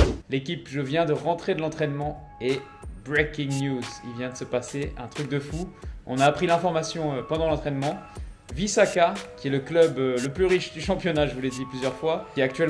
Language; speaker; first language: French; native; French